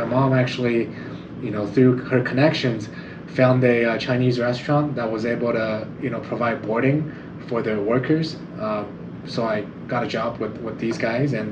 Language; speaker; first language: English; non-native, fluent; Chinese